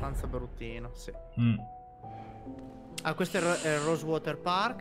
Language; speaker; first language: Italian; native; Italian